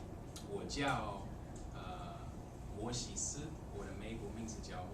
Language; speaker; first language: Chinese; non-native, fluent; English